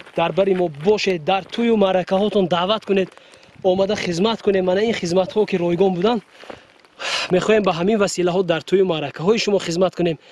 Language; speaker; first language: Tajik; native; Tajik